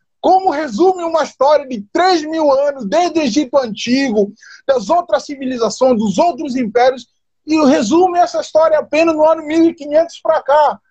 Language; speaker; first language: Portuguese; non-native, local second language; Upper Guinea Crioulo